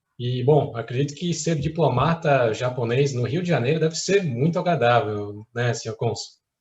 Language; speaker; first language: Portuguese; native; Portuguese